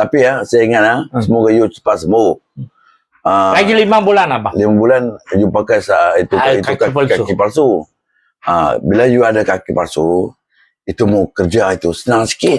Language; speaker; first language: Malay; non-native, local second language; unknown